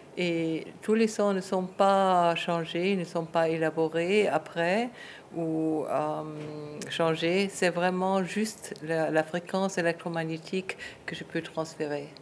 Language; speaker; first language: French; non-native, fluent; German